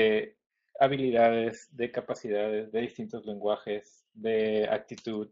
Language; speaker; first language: Spanish; native; Spanish